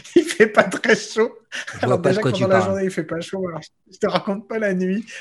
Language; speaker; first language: French; native; French